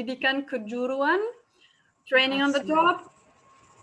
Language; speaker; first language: Indonesian; non-native, fluent; German